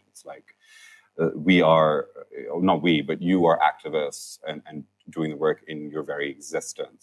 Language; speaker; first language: English; non-native, local second language; Urdu